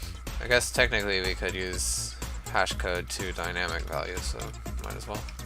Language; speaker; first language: English; native; English